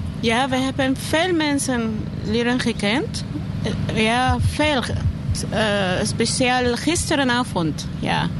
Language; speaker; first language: Dutch; non-native, learner; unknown